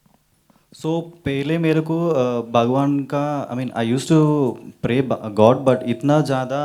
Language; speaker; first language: Hindi; non-native, local second language; Telugu